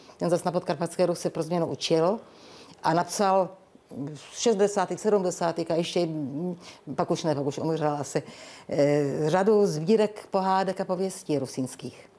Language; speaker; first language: Czech; early bilingual, other home language; Rusyn